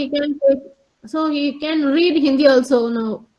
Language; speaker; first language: English; non-native, local second language; Tamil